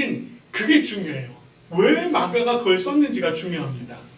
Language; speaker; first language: Korean; native; Korean